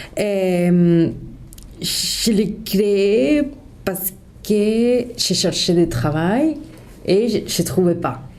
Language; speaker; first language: French; non-native, fluent; Spanish